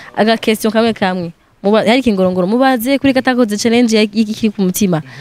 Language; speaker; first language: Rundi; non-native, local second language; Swahili